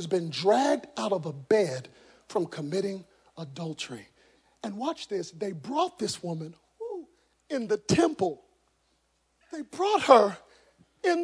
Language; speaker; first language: English; native; English